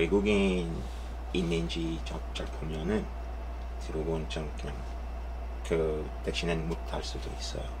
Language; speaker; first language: Korean; non-native, learner; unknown